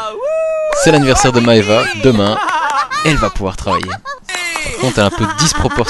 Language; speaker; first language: French; native; French